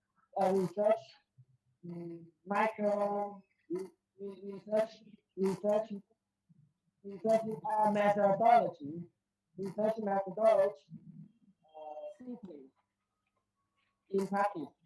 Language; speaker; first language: English; non-native, learner; Chinese